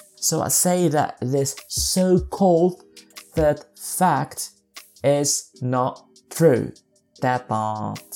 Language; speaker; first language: English; non-native, fluent; Indonesian